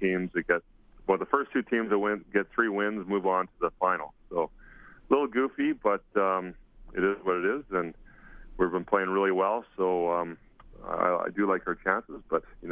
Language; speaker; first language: English; native; English